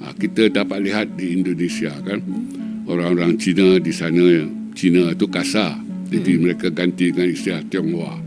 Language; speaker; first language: Malay; native; Malay